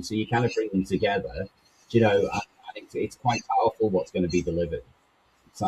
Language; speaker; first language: English; native; English